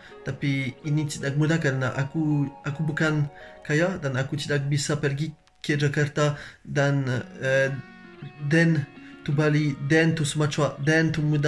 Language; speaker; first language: Indonesian; non-native, learner; French